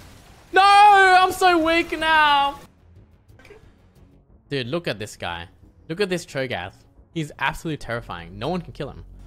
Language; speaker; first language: English; native; English